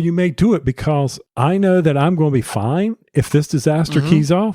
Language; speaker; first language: English; native; English